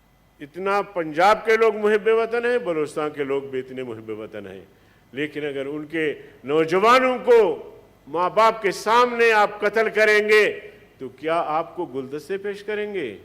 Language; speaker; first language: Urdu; non-native, local second language; Brahui